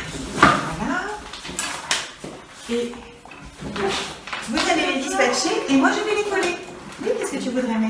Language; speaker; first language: French; native; French